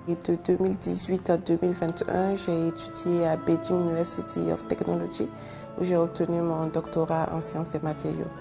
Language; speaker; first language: French; non-native, local second language; Mossi